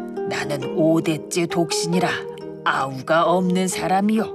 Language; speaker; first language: Korean; native; Korean